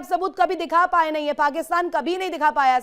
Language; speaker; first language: Hindi; native; Hindi